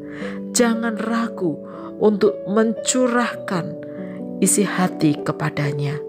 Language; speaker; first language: Indonesian; native; Indonesian